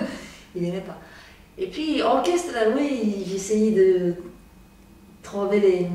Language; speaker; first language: French; non-native, learner; Japanese